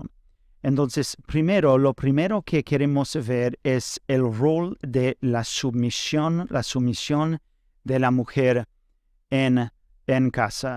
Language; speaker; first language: Spanish; non-native, fluent; English